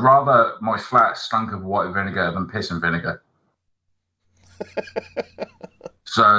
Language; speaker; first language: English; native; English